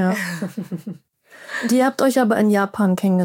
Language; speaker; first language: German; native; German